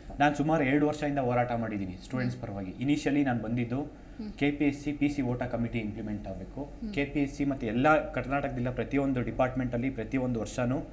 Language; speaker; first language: Kannada; native; Kannada